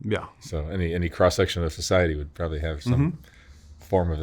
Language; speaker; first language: English; native; English